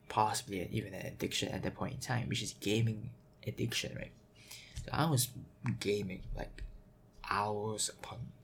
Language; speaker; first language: English; native; English